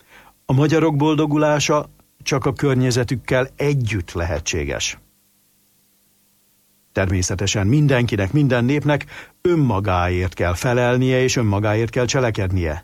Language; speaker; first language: Hungarian; native; Hungarian